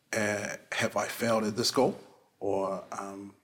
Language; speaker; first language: English; native; English